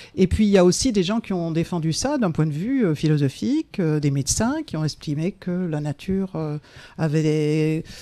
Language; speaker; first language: French; native; French